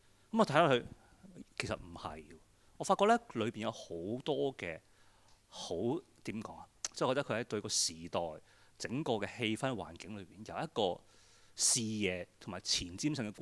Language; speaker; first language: Cantonese; native; Cantonese